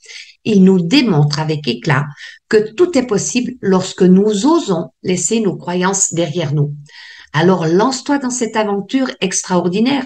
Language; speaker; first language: French; native; French